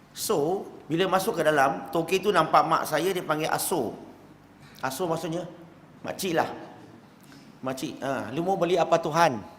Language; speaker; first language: Malay; non-native, local second language; Chinese